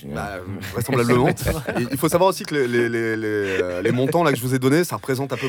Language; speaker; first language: French; native; French